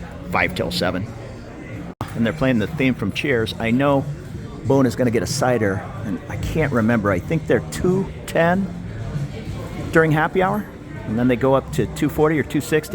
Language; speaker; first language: English; native; English